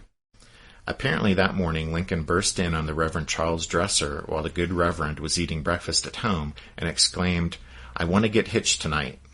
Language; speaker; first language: English; native; English